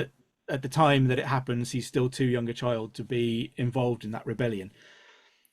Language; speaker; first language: English; native; English